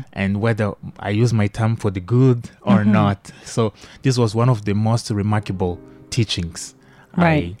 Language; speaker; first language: English; non-native, fluent; Portuguese